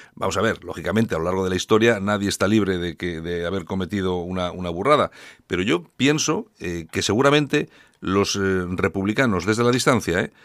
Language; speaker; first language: Spanish; native; Spanish